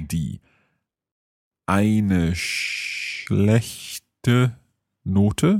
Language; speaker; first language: German; non-native, fluent; English